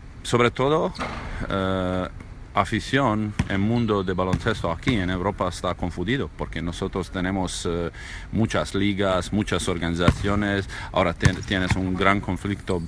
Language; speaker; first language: Spanish; non-native, learner; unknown